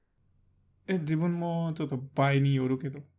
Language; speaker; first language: Japanese; non-native, fluent; English